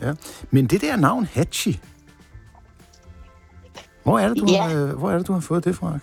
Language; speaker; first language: Danish; native; Danish